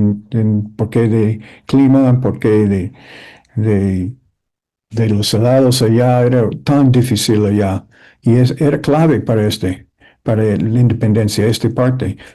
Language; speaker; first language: Spanish; early bilingual, heritage; English